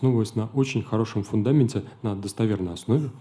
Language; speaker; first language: Russian; native; Russian